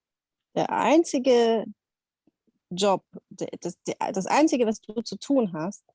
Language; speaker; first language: German; non-native, fluent; Dutch